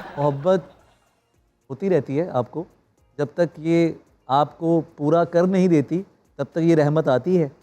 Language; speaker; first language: Urdu; non-native, local second language; Punjabi